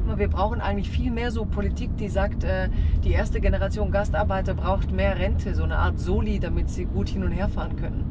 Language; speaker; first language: German; early bilingual, other home language; Croatian